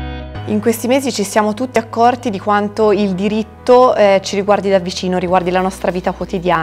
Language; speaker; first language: Italian; native; Italian